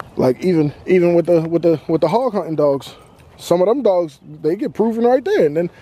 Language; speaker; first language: English; native; English